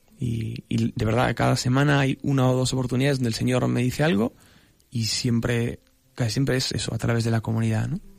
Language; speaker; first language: Spanish; native; Spanish